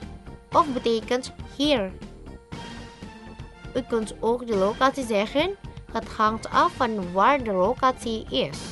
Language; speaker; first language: Dutch; non-native, fluent; Indonesian